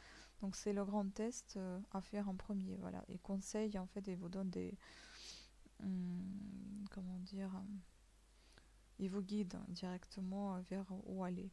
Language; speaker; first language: French; native; French